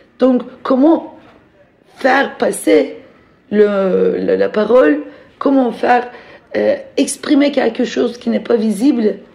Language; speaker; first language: French; non-native, fluent; Turkish